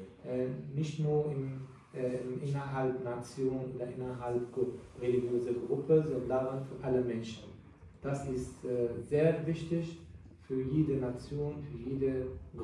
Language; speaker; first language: German; non-native, learner; Kurdish